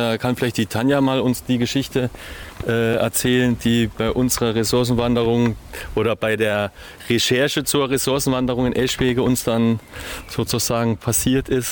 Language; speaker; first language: German; native; German